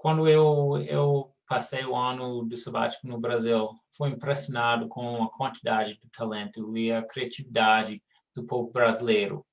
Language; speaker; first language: Portuguese; non-native, fluent; English